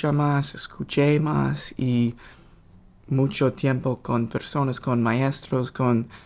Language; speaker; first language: Spanish; non-native, learner; English